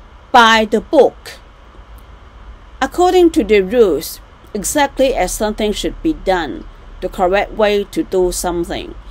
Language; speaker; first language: English; non-native, local second language; Cantonese